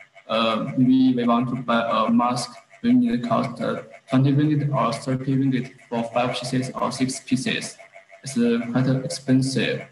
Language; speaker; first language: English; non-native, learner; Chinese